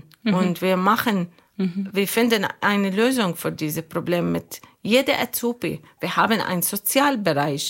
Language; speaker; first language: German; non-native, learner; Arabic